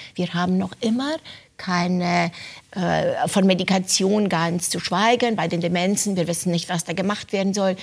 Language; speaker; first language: German; non-native, fluent; Romanian